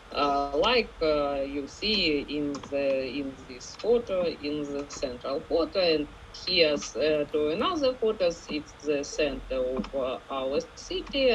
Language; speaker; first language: English; non-native, fluent; Ukrainian